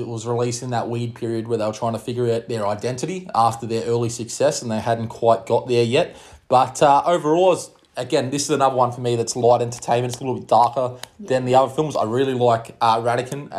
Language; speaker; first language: English; native; English